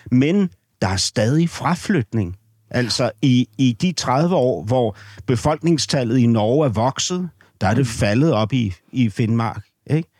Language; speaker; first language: Danish; native; Danish